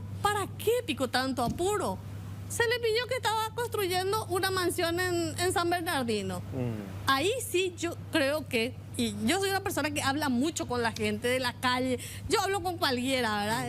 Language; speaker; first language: Spanish; native; Spanish